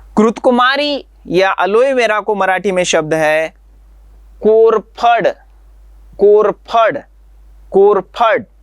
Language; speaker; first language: Hindi; non-native, local second language; Marathi